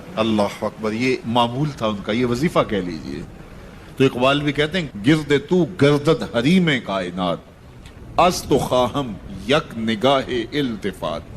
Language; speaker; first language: Urdu; non-native, local second language; Punjabi